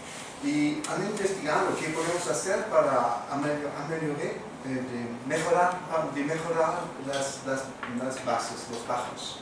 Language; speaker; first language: Spanish; non-native, fluent; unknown